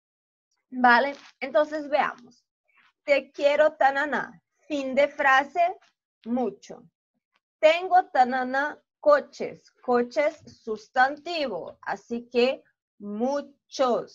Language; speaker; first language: Spanish; non-native, fluent; Portuguese